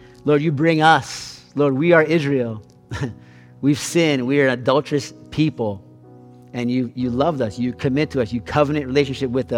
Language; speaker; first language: English; native; English